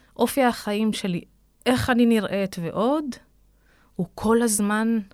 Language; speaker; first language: Hebrew; non-native, local second language; Arabic